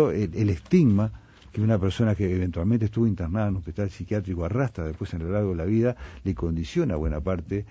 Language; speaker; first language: Spanish; native; Spanish